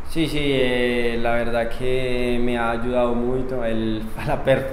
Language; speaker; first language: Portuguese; non-native, learner; Spanish